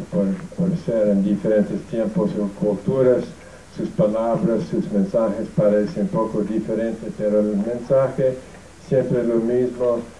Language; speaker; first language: Spanish; non-native, fluent; English